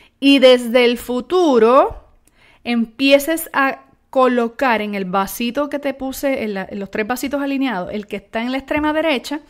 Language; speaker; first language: Spanish; native; Spanish